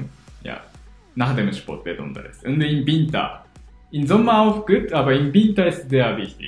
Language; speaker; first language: German; non-native, learner; Japanese